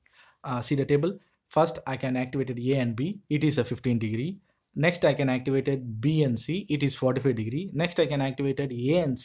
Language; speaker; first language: English; non-native, local second language; Tamil